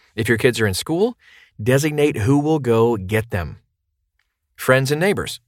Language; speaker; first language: English; native; English